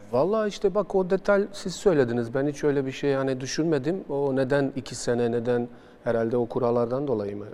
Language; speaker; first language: Turkish; non-native, fluent; Bosnian